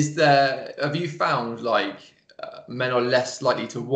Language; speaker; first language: English; native; English